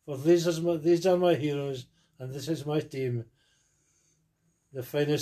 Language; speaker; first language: English; native; English